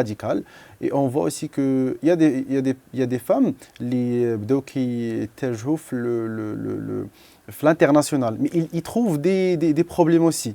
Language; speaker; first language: French; non-native, local second language; Arabic